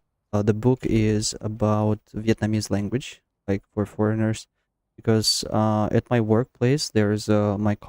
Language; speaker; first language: English; non-native, fluent; Russian